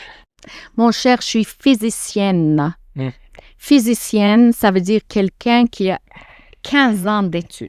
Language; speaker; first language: French; non-native, fluent; Persian